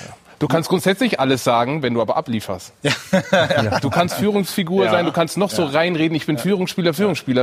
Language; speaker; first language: German; native; German